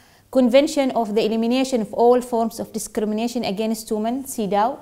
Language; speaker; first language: English; non-native, fluent; Arabic